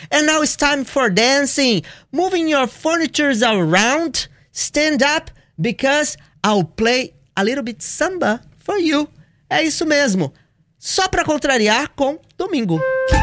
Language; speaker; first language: English; non-native, fluent; Portuguese